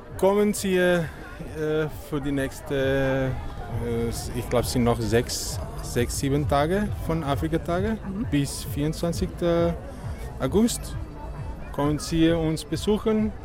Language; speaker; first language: German; non-native, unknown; Portuguese